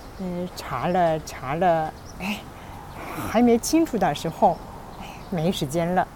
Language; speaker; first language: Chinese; non-native, fluent; Japanese